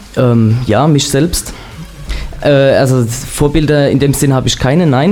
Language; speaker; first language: German; native; German